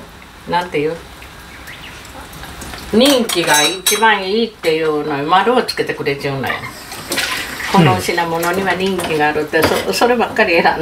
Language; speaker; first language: Japanese; native; Japanese